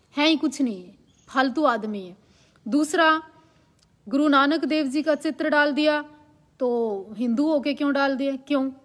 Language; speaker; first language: Hindi; native; Hindi